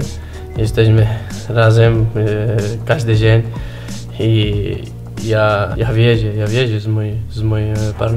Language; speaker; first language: Polish; non-native, learner; Spanish